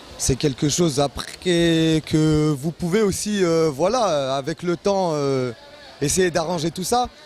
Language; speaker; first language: French; early bilingual, other home language; Arabic